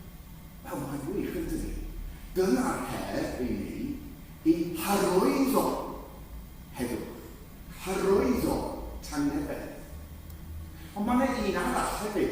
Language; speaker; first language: Welsh; non-native, fluent; English